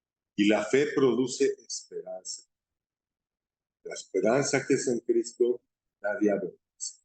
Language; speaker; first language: Spanish; native; Spanish